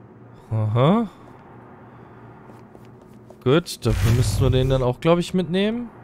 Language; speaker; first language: German; native; German